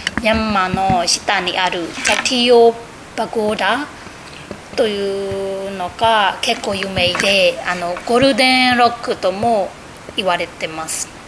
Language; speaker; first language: Japanese; non-native, fluent; Burmese